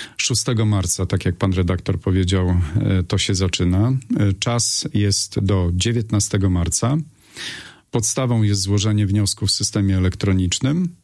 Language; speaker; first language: Polish; native; Polish